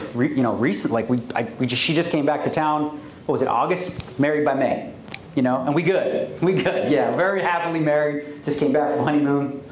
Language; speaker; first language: English; native; English